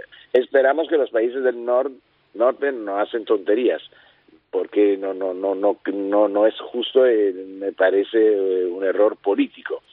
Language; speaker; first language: Spanish; non-native, fluent; Italian